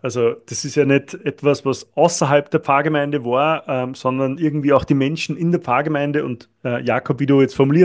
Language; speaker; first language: German; native; German